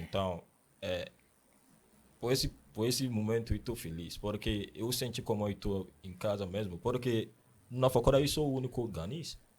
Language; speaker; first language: Portuguese; non-native, learner; Akan